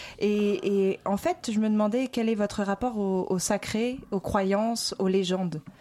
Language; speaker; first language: French; native; French